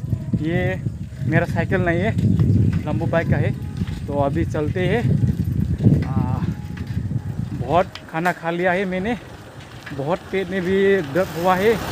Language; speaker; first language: Hindi; non-native, local second language; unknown